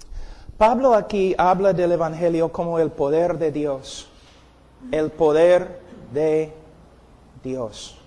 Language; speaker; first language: Spanish; non-native, fluent; English